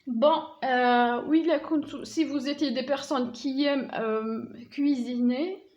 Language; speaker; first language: French; non-native, local second language; Arabic